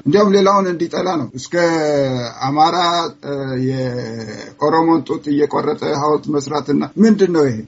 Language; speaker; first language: Amharic; non-native, local second language; Tigrinya